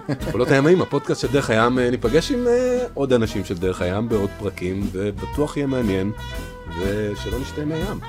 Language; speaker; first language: Hebrew; native; Hebrew